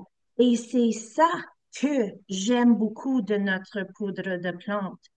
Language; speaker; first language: French; non-native, learner; English